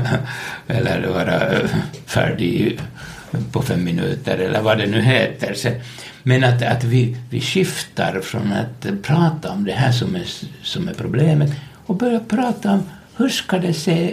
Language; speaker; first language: Swedish; non-native, local second language; Finnish